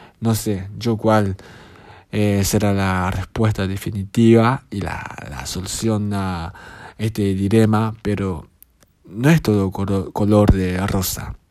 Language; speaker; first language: Spanish; non-native, fluent; Japanese